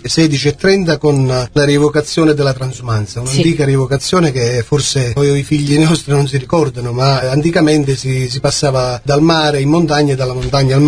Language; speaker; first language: Italian; native; Italian